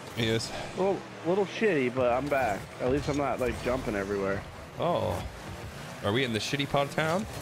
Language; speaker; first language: English; native; English